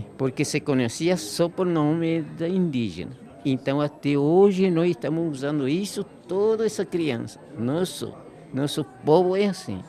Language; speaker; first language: Portuguese; non-native, local second language; Guarani